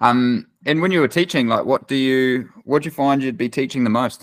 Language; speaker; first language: English; native; English